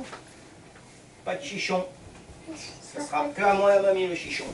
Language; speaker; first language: French; native; French